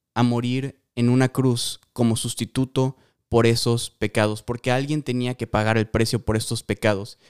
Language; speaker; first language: Spanish; native; Spanish